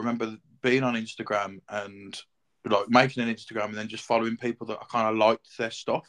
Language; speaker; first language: English; native; English